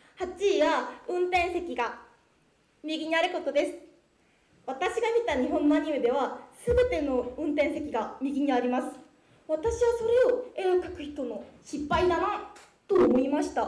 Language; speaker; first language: Japanese; non-native, fluent; Korean